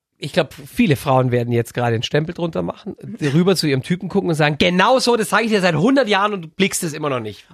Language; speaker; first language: German; native; German